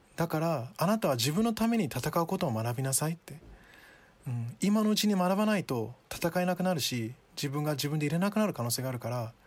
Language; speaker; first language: Japanese; early bilingual, other home language; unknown